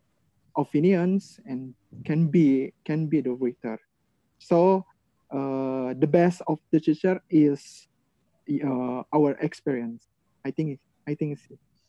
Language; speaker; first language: English; non-native, learner; Indonesian